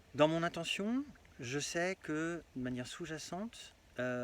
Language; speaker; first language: French; native; French